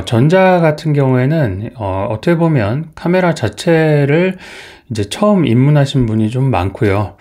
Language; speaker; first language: Korean; native; Korean